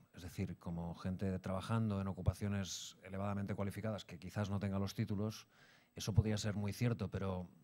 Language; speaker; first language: Spanish; non-native, local second language; Catalan